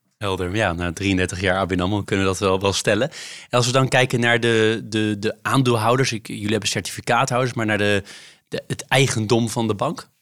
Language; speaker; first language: Dutch; native; Dutch